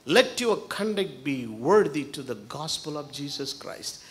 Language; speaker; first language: English; non-native, local second language; Tamil